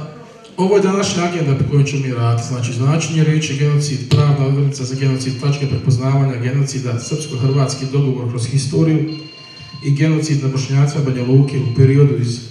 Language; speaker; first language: Bosnian; native; Bosnian